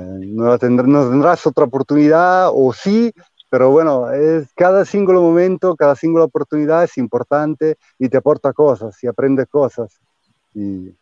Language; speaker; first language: Spanish; non-native, fluent; Italian